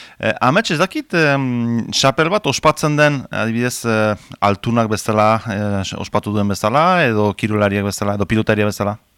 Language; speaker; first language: Basque; native; Basque